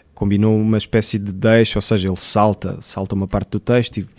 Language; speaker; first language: Portuguese; native; Portuguese